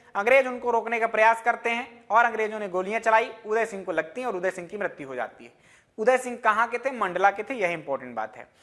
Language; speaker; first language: Hindi; native; Hindi